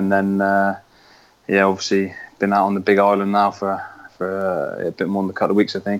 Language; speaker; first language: English; native; English